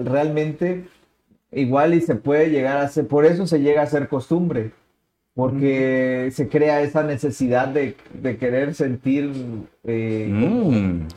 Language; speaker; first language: Spanish; native; Spanish